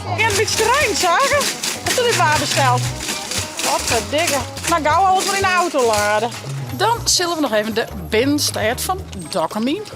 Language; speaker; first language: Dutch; non-native, local second language; Western Frisian